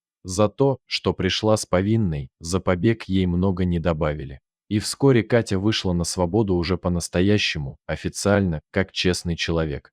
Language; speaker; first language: Russian; native; Russian